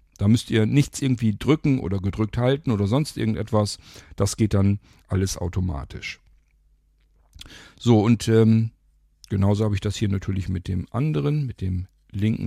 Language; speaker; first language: German; native; German